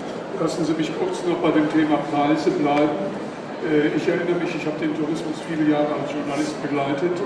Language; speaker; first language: German; native; German